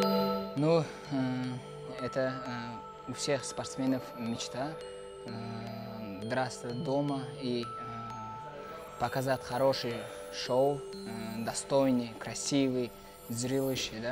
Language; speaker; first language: Russian; non-native, local second language; Uzbek